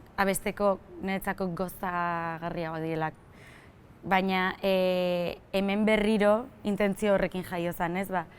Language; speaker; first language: Basque; native; Basque